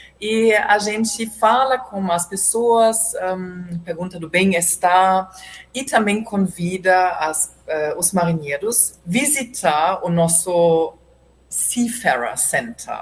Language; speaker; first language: Portuguese; non-native, fluent; German